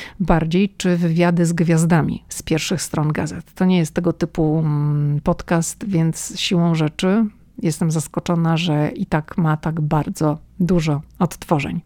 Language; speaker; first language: Polish; native; Polish